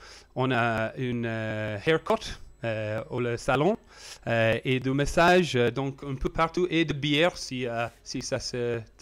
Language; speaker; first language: French; non-native, learner; English